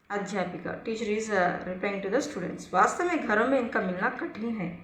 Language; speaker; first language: Hindi; non-native, local second language; Telugu